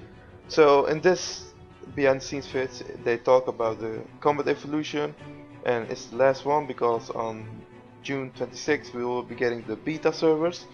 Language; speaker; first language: English; non-native, fluent; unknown